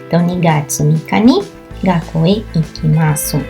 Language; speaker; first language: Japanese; non-native, learner; Portuguese